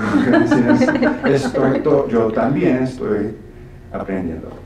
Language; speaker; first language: Spanish; non-native, fluent; English